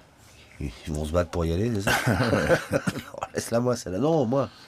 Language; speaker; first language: French; native; French